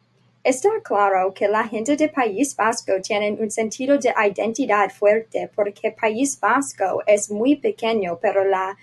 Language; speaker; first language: Spanish; non-native, learner; English